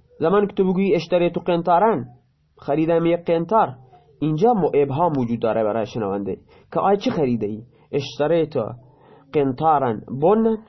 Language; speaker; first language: Persian; non-native, local second language; Baluchi